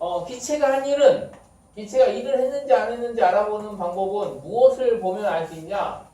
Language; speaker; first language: Korean; native; Korean